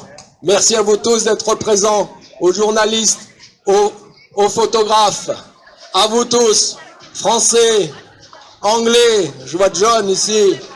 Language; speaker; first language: French; non-native, fluent; Ukrainian